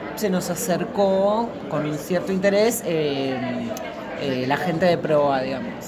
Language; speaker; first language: Spanish; native; Spanish